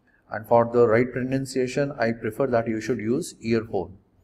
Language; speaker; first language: English; non-native, local second language; Hindi